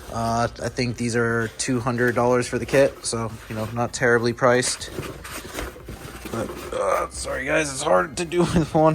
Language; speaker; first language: English; native; English